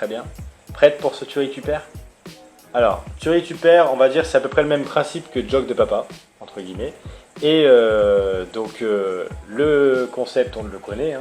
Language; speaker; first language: French; native; French